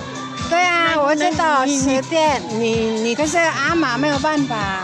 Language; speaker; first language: Chinese; non-native, learner; Indonesian